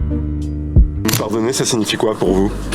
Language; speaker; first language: French; native; French